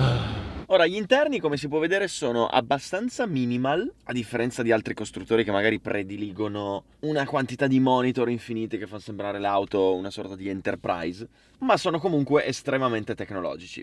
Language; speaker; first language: Italian; native; Italian